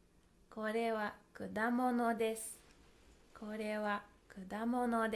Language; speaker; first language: Japanese; non-native, fluent; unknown